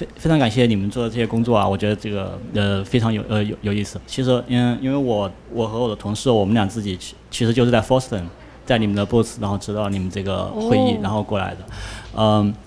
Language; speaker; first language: Chinese; native; Chinese